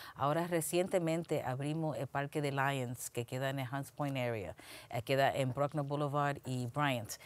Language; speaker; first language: Spanish; early bilingual, heritage; Spanish